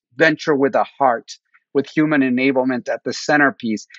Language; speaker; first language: English; early bilingual, other home language; Spanish